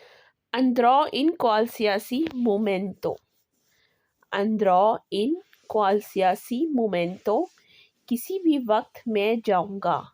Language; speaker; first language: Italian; non-native, fluent; Urdu